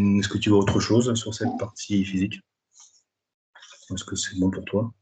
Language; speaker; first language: French; native; French